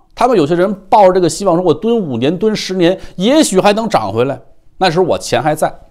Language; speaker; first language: Chinese; native; Chinese